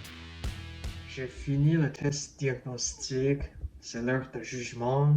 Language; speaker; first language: French; non-native, learner; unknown